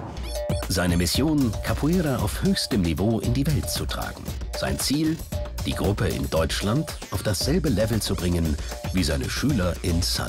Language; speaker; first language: German; native; German